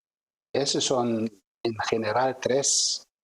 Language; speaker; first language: Spanish; non-native, fluent; German